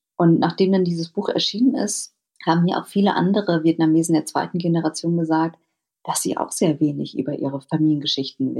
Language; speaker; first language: German; early bilingual, other home language; Vietnamese